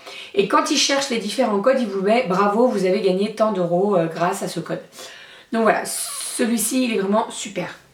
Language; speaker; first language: French; native; French